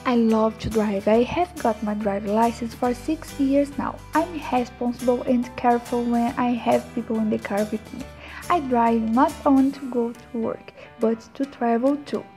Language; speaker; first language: English; non-native, learner; Portuguese